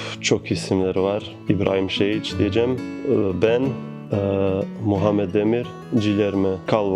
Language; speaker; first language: Turkish; non-native, fluent; Bosnian